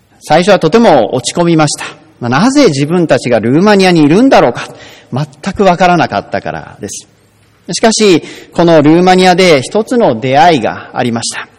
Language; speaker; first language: Japanese; native; Japanese